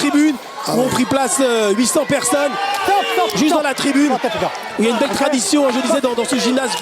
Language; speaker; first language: French; native; French